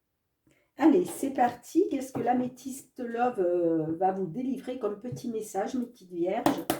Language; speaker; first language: French; native; French